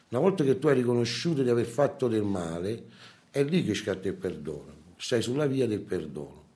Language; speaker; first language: Italian; native; Italian